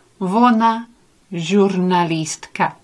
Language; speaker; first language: Ukrainian; non-native, learner; English